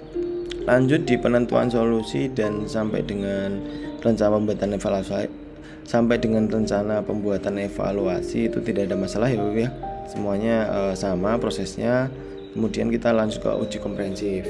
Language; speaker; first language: Indonesian; native; Indonesian